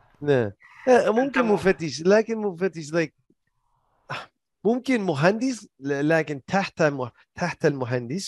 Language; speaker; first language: Arabic; non-native, learner; English